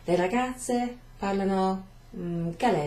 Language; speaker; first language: Italian; non-native, fluent; English